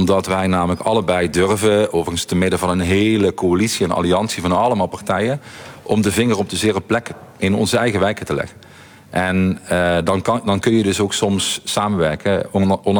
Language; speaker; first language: Dutch; native; Dutch